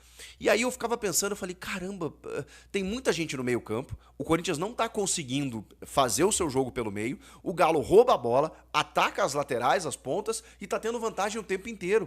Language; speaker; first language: Portuguese; native; Portuguese